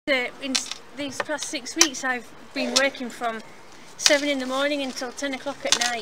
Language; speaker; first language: English; native; English